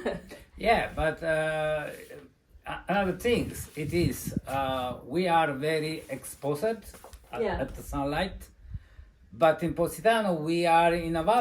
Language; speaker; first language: English; non-native, learner; Italian